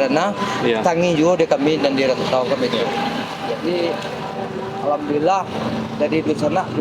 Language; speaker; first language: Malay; non-native, local second language; Minangkabau